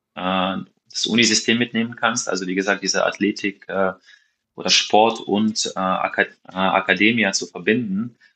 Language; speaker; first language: German; non-native, fluent; Slovenian